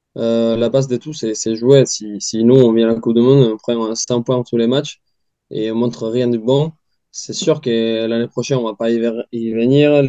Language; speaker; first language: French; non-native, fluent; Spanish